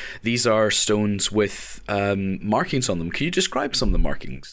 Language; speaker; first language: English; native; English